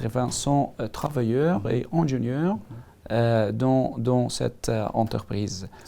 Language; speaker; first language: French; non-native, learner; Arabic